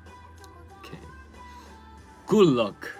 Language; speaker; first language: English; non-native, learner; Korean